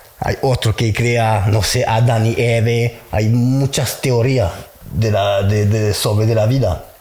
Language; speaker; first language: Spanish; non-native, learner; French